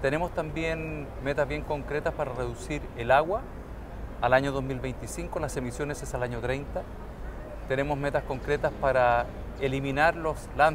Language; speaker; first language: Spanish; native; Spanish